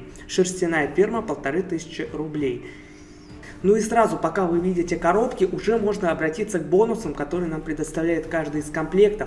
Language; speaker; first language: Russian; native; Russian